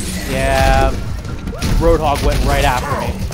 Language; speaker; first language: English; native; English